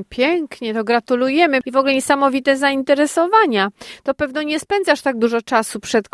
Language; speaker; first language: Polish; native; Polish